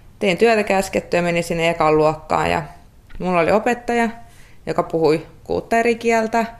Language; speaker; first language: Finnish; early bilingual, other home language; Russian